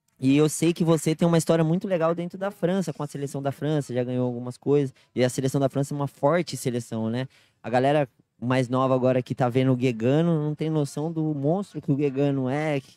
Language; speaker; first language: Portuguese; native; Portuguese